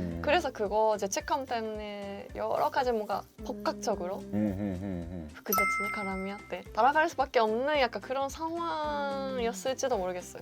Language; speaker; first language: Korean; non-native, fluent; Japanese